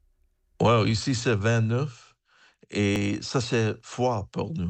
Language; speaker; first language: French; non-native, learner; English